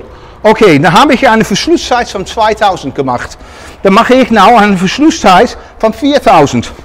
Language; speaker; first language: German; non-native, learner; Dutch